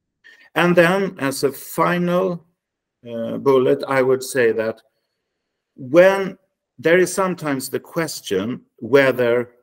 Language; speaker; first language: English; non-native, fluent; Swedish